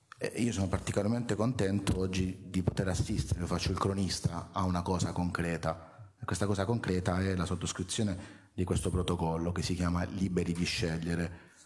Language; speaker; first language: Italian; native; Italian